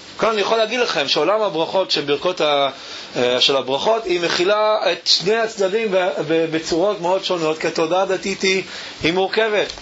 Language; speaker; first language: Hebrew; native; Hebrew